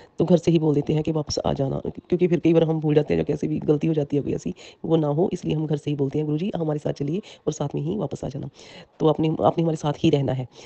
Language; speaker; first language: Hindi; non-native, local second language; Punjabi